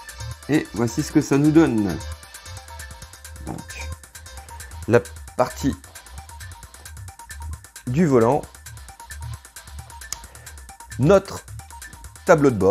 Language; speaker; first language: French; native; French